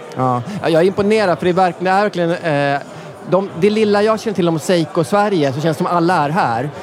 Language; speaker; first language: Swedish; native; Swedish